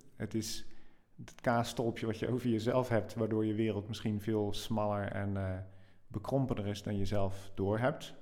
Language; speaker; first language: Dutch; native; Dutch